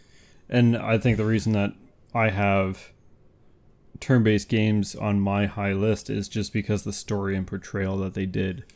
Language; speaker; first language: English; native; English